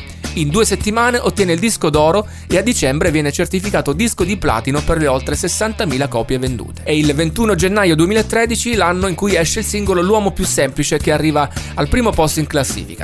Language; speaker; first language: Italian; native; Italian